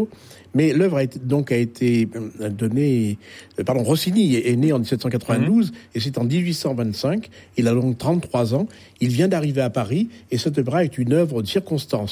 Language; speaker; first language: French; native; French